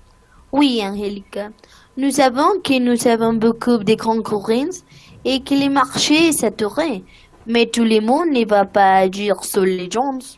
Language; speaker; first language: French; non-native, learner; Spanish